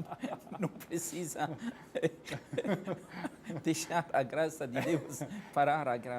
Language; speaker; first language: Portuguese; non-native, fluent; Arabic